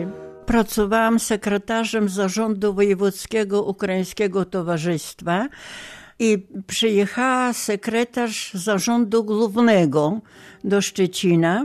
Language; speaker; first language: Polish; non-native, local second language; Ukrainian